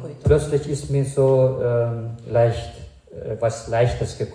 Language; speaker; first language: German; non-native, fluent; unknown